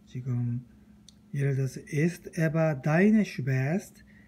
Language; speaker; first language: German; non-native, fluent; Korean